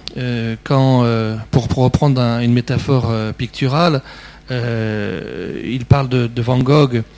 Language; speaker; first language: French; native; French